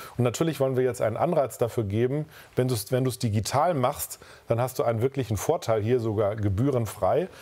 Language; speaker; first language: German; native; German